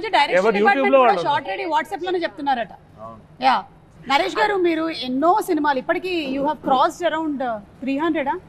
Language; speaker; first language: Telugu; native; Telugu